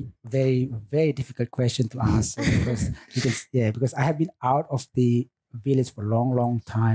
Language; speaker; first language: English; non-native, fluent; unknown